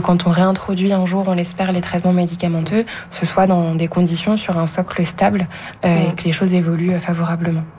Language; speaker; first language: French; native; French